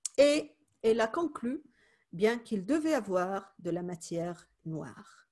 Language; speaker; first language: French; non-native, fluent; Spanish